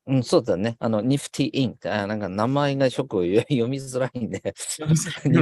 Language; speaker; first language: Japanese; non-native, fluent; Chinese